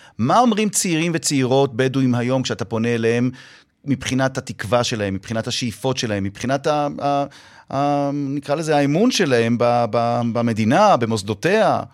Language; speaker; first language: Hebrew; native; Hebrew